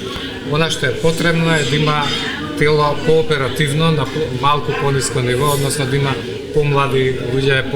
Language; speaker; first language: Macedonian; native; Macedonian